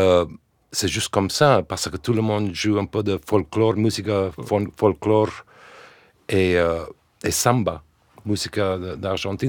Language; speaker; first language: French; non-native, fluent; English